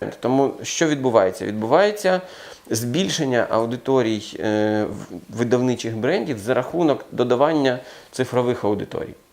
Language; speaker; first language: Ukrainian; non-native, local second language; Russian